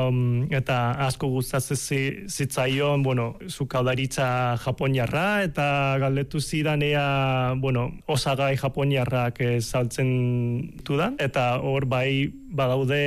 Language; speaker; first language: Basque; non-native, local second language; Spanish